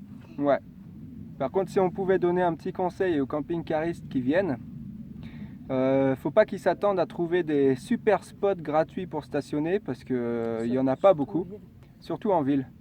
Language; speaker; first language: French; native; French